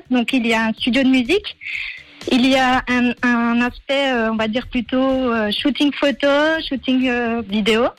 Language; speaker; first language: French; native; French